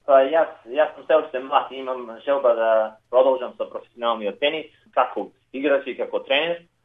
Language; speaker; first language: Macedonian; native; Macedonian